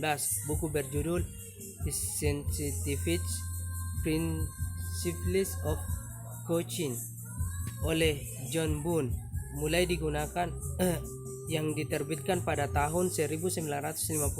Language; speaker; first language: Indonesian; native; Indonesian